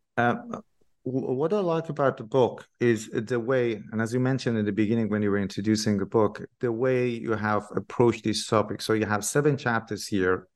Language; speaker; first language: English; non-native, fluent; Persian